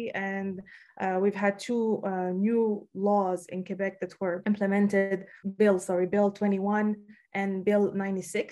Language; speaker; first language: English; native; English